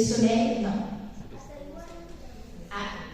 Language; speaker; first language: French; native; French